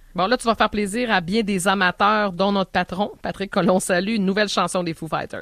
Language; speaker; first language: French; native; French